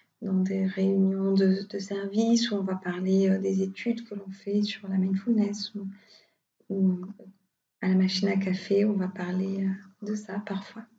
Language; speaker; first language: French; native; French